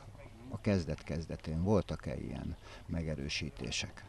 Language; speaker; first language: Hungarian; native; Hungarian